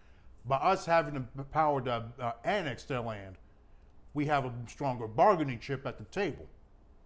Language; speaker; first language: English; native; English